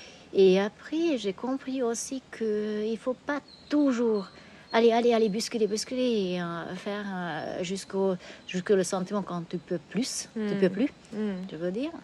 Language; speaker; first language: French; non-native, fluent; Hungarian